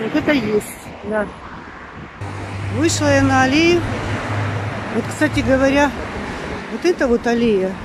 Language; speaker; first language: Russian; native; Russian